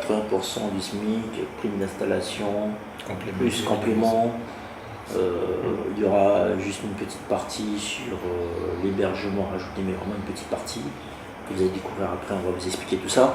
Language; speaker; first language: French; native; French